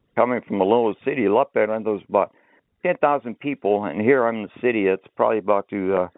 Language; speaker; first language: English; early bilingual, other home language; Finnish